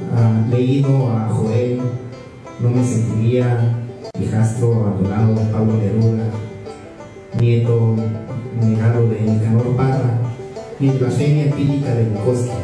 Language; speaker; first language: Spanish; native; Spanish